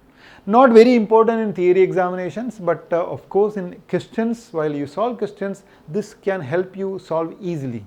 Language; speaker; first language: English; non-native, local second language; Malayalam